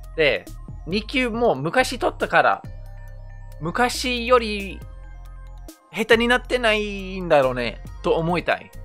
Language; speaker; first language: Japanese; non-native, fluent; English